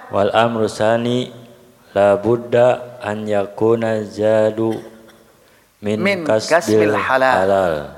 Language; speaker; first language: Arabic; non-native, learner; Indonesian